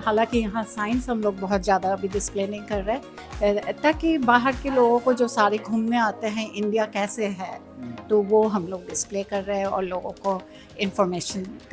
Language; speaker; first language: Hindi; non-native, local second language; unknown